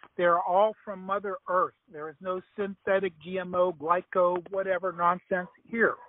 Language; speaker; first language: English; native; English